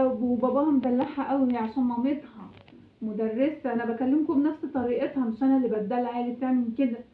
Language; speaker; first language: Arabic; native; Arabic